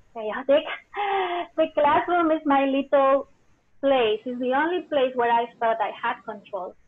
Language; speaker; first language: English; non-native, fluent; Spanish